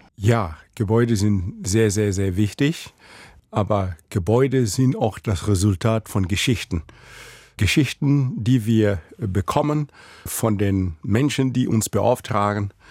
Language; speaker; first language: German; non-native, fluent; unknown